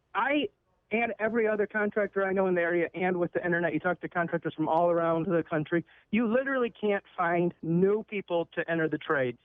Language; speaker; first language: English; native; English